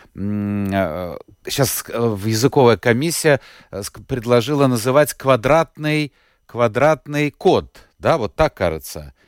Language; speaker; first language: Russian; native; Russian